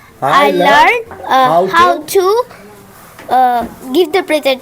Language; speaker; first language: English; non-native, learner; Bangla